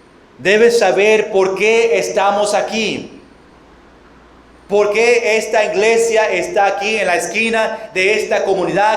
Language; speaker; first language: Spanish; non-native, fluent; English